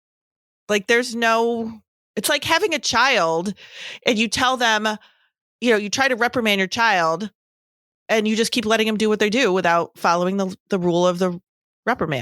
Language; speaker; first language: English; native; English